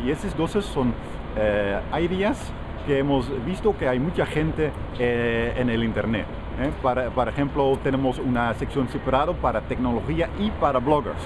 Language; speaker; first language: Spanish; non-native, fluent; Dutch